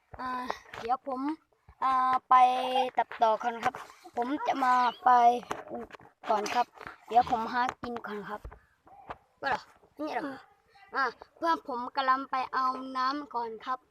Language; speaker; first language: Thai; native; Thai